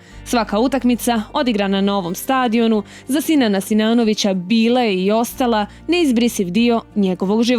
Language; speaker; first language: Bosnian; native; Bosnian